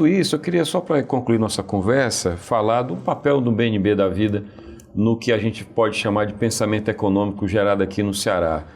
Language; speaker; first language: Portuguese; native; Portuguese